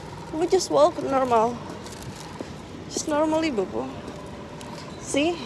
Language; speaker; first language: English; non-native, learner; Indonesian